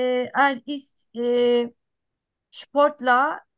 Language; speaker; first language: German; non-native, learner; Turkish